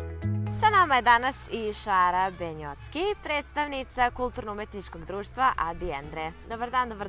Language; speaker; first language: Serbian; native; Serbian